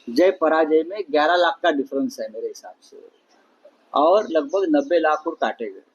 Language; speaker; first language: Hindi; non-native, local second language; Marathi